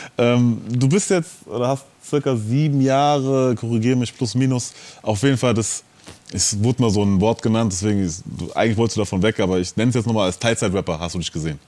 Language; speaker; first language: German; native; German